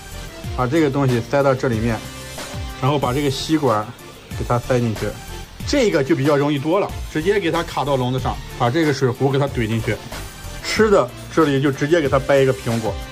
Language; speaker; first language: Chinese; native; Chinese